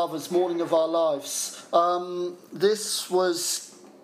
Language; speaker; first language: English; native; English